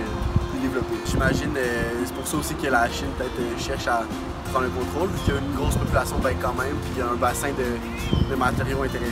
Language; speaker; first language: French; native; French